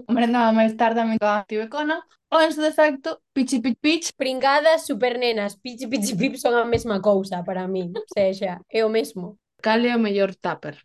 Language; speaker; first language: Galician; native; Galician